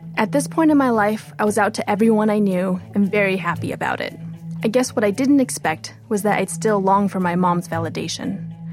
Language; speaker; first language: English; early bilingual, other home language; Chinese